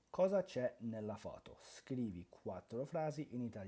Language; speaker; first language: Italian; non-native, fluent; English